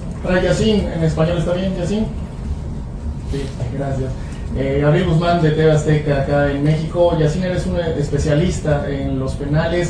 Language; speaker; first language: Spanish; native; Spanish